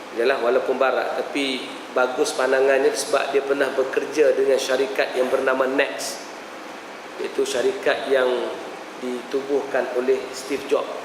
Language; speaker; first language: Malay; native; Malay